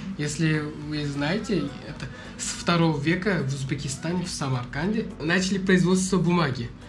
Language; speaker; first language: Russian; non-native, local second language; Uzbek